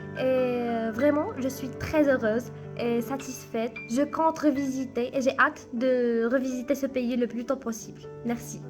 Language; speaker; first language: French; non-native, local second language; Arabic